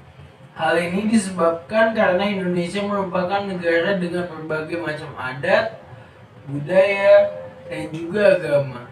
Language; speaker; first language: Indonesian; native; Indonesian